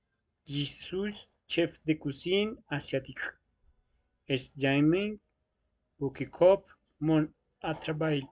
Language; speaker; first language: French; non-native, learner; Spanish